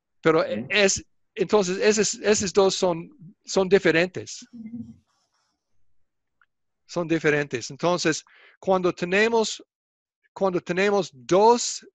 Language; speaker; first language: Spanish; non-native, fluent; English